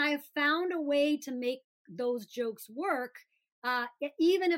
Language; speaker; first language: English; native; English